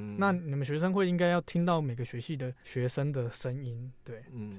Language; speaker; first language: Chinese; native; Chinese